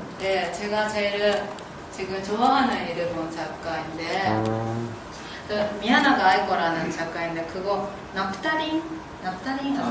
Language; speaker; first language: Korean; non-native, fluent; Japanese